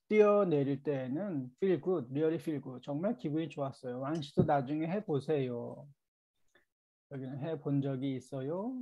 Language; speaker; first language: Korean; native; Korean